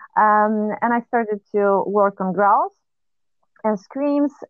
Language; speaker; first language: English; non-native, fluent; Polish